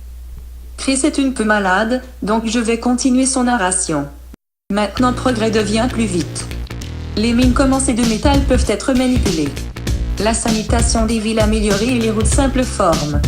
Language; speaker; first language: French; non-native, learner; English